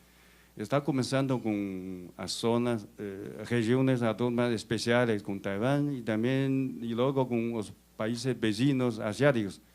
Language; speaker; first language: Portuguese; non-native, learner; Chinese